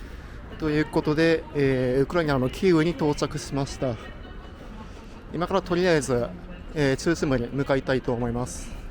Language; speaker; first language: Japanese; native; Japanese